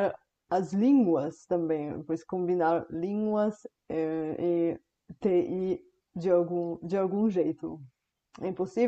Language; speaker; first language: Portuguese; non-native, fluent; Bulgarian